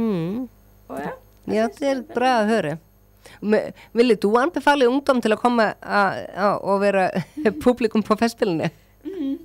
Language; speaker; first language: Norwegian; non-native, fluent; Icelandic